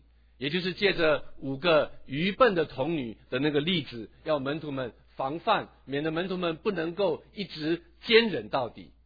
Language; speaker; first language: Chinese; native; Chinese